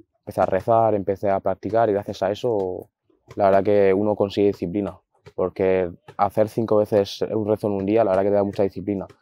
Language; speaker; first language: Spanish; early bilingual, other home language; Arabic